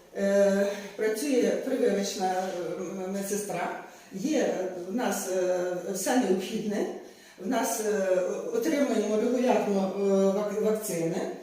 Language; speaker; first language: Ukrainian; native; Ukrainian